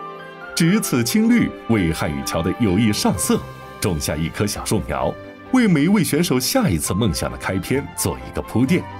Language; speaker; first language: Chinese; native; Chinese